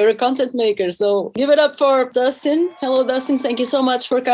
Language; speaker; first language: English; non-native, fluent; Portuguese